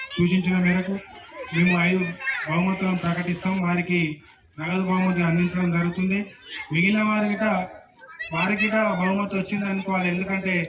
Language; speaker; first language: Telugu; native; Telugu